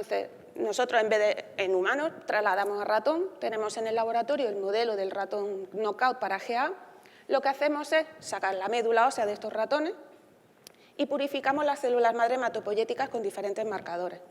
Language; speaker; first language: Spanish; native; Spanish